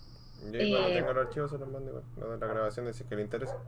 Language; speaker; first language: Spanish; native; Spanish